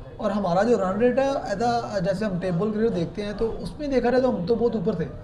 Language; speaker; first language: Urdu; non-native, local second language; Punjabi